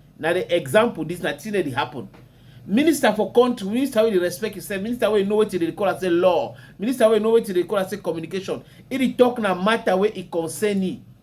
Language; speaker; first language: Nigerian Pidgin; native; Nigerian Pidgin